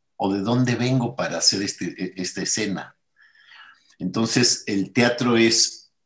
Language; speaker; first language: Spanish; native; Spanish